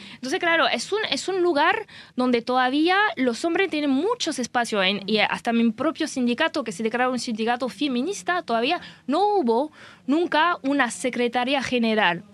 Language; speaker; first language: Spanish; non-native, fluent; French